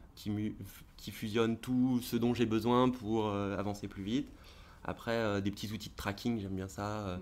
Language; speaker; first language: French; native; French